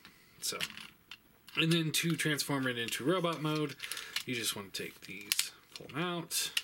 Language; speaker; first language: English; native; English